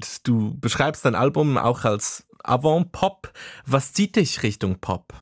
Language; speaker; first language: German; native; German